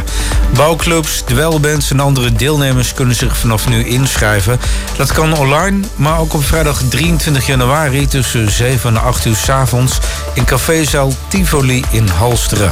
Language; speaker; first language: Dutch; native; Dutch